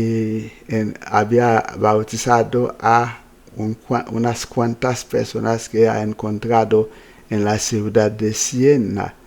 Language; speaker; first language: Spanish; non-native, fluent; Haitian Creole